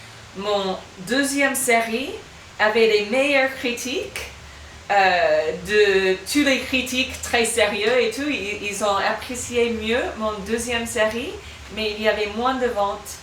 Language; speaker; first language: French; non-native, fluent; English